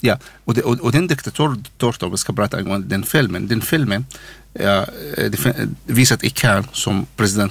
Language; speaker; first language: Swedish; non-native, learner; Arabic